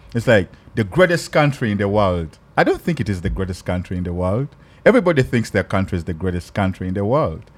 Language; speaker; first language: English; non-native, local second language; Ganda